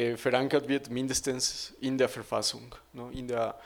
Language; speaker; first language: German; non-native, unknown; Spanish